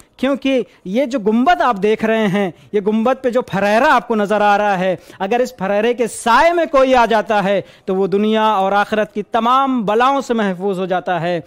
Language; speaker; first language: Urdu; native; Urdu